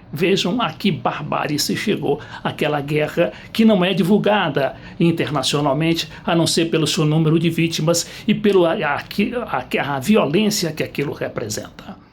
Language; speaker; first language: Portuguese; native; Portuguese